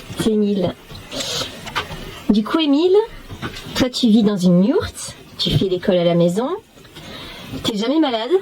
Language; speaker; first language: French; native; French